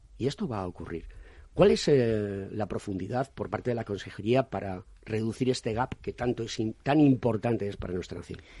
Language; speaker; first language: Spanish; native; Spanish